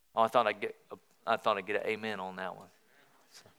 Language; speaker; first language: English; native; English